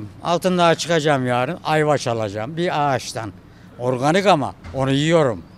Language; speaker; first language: Turkish; native; Turkish